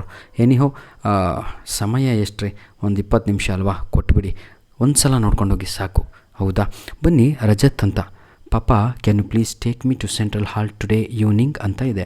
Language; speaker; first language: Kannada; native; Kannada